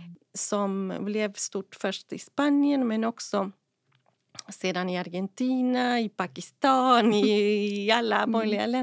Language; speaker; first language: Swedish; non-native, fluent; Spanish